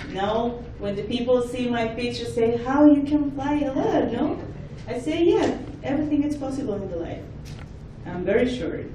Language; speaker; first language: English; non-native, fluent; Spanish